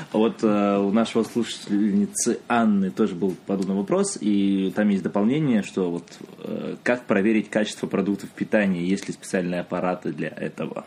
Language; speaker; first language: Russian; native; Russian